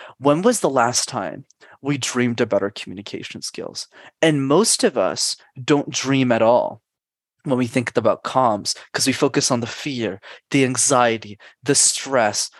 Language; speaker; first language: English; native; English